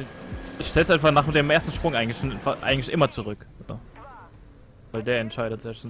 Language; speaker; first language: German; native; German